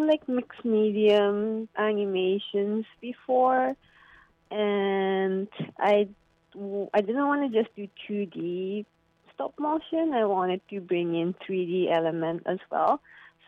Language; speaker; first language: English; non-native, fluent; Japanese